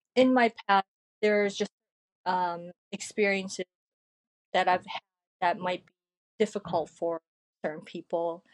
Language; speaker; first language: English; early bilingual, other home language; Korean